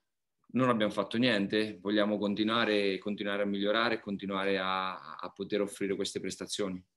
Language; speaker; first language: Italian; native; Italian